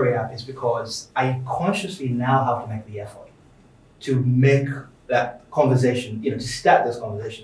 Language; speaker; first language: English; native; English